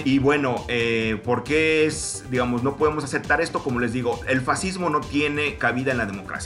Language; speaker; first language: Spanish; native; Spanish